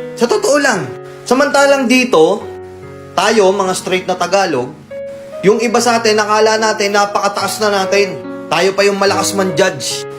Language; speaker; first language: Filipino; native; Filipino